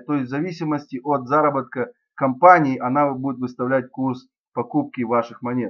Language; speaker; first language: Russian; native; Russian